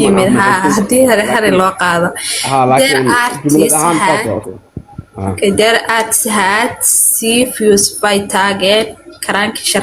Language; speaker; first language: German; non-native, learner; Somali